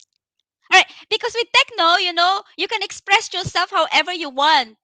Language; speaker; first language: English; non-native, local second language; Filipino